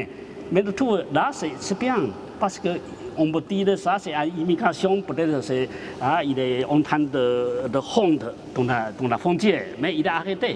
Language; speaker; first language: French; non-native, learner; Chinese